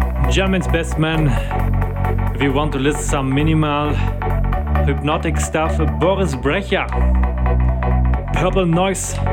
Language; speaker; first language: English; non-native, fluent; German